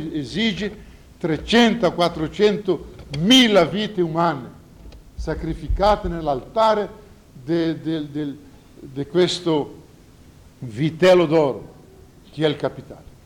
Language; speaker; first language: Italian; non-native, fluent; Portuguese